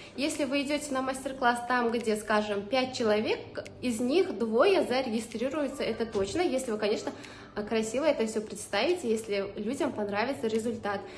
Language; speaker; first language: Russian; non-native, local second language; Uzbek